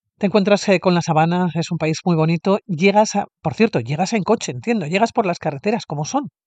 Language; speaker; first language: Spanish; native; Spanish